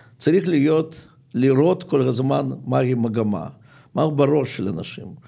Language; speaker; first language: Hebrew; non-native, fluent; Russian